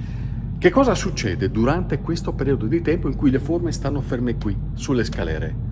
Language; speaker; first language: Italian; native; Italian